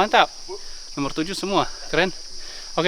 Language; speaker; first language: Indonesian; non-native, fluent; English